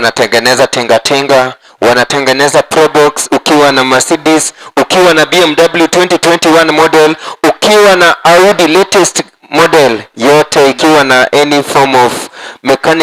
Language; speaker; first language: Swahili; non-native, local second language; Luo (Kenya and Tanzania)